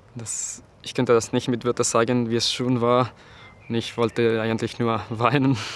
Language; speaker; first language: German; non-native, fluent; Spanish